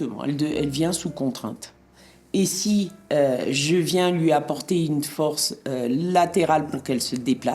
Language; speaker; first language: French; native; French